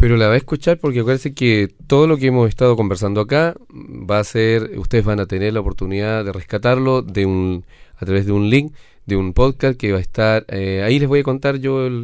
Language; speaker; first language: Spanish; native; Spanish